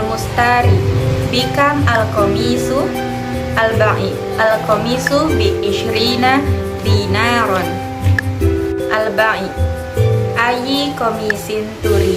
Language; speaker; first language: Arabic; non-native, learner; Indonesian